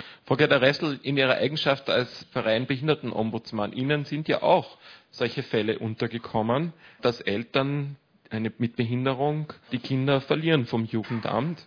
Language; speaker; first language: German; native; German